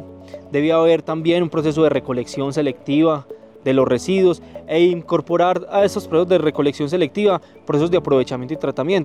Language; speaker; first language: Spanish; native; Spanish